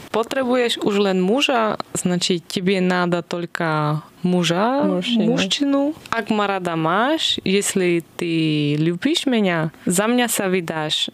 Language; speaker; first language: Russian; non-native, fluent; Slovak